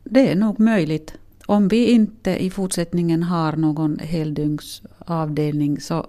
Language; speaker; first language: Swedish; non-native, local second language; Finnish